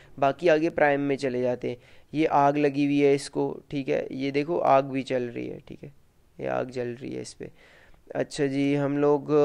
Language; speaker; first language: Hindi; native; Hindi